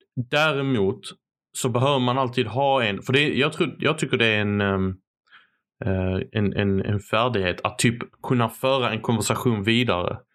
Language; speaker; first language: Swedish; early bilingual, other home language; Arabic